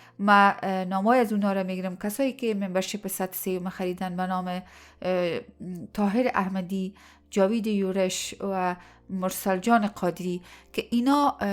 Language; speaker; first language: Persian; native; Persian